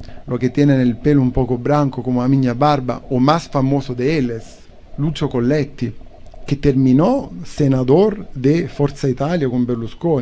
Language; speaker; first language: Portuguese; non-native, learner; Italian